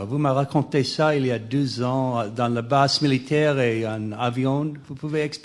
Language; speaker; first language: French; non-native, fluent; English